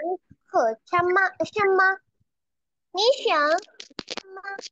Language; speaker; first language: Chinese; non-native, learner; Urdu